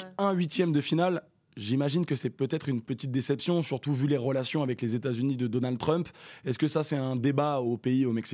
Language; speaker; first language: French; native; French